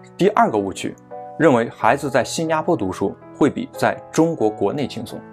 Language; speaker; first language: Chinese; native; Chinese